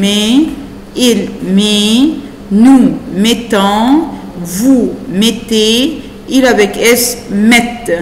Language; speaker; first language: French; non-native, fluent; Arabic